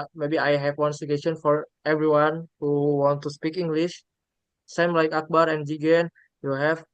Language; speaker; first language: English; non-native, learner; Indonesian